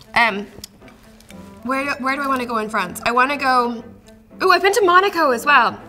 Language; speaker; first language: English; native; English